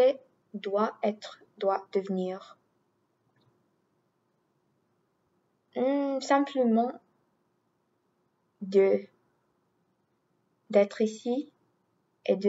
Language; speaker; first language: French; non-native, learner; English